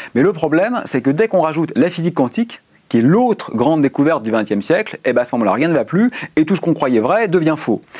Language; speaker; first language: French; native; French